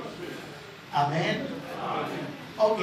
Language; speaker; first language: Portuguese; non-native, fluent; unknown